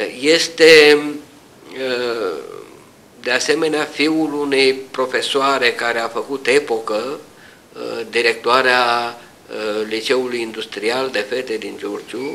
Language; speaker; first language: Romanian; native; Romanian